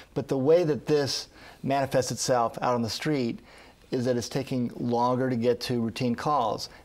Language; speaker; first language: English; native; English